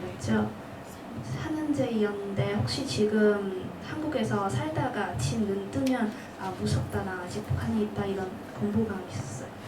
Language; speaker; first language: Korean; non-native, fluent; Cantonese